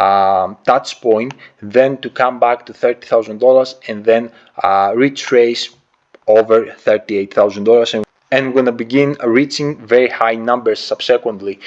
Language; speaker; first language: English; non-native, fluent; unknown